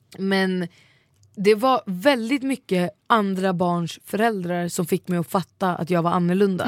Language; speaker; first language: Swedish; early bilingual, other home language; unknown